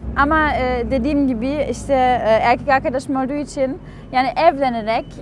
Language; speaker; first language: Turkish; non-native, fluent; German